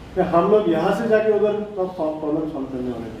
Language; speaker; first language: Hindi; non-native, local second language; Marathi